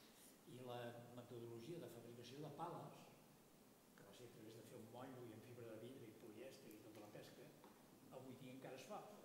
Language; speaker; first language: Catalan; native; Catalan